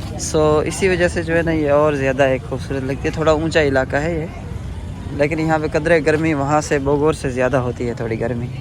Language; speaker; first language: Urdu; non-native, local second language; Punjabi